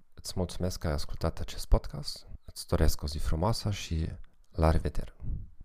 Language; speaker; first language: Romanian; non-native, learner; German